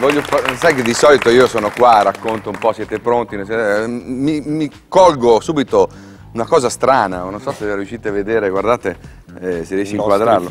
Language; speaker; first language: Italian; native; Italian